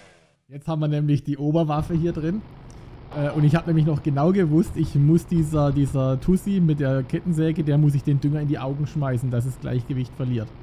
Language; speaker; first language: German; native; German